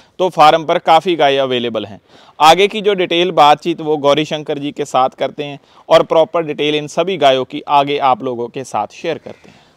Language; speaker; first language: Hindi; non-native, local second language; Punjabi